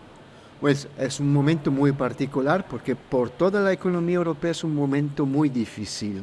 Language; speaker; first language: Spanish; non-native, fluent; Italian